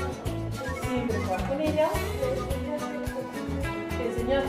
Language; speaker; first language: Spanish; native; Spanish